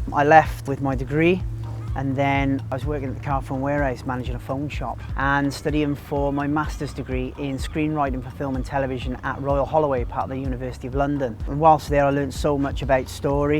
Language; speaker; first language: English; native; English